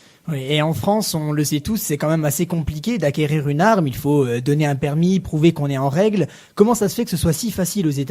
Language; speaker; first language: French; native; French